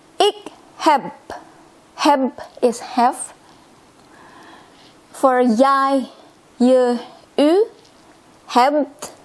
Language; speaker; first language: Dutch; non-native, fluent; Indonesian